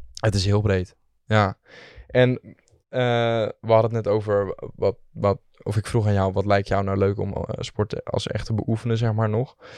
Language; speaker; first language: Dutch; native; Dutch